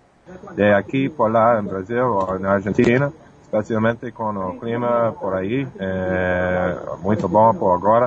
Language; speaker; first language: Portuguese; non-native, fluent; English